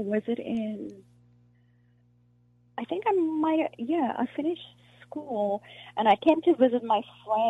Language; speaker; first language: English; non-native, local second language; Afrikaans